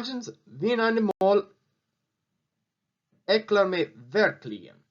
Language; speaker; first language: Swedish; non-native, learner; English